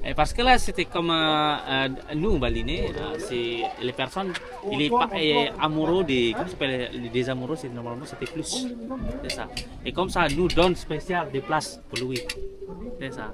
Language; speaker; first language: French; non-native, learner; Balinese